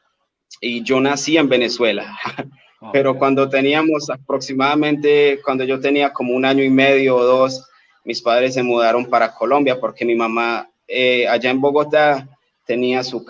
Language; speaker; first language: Spanish; native; Spanish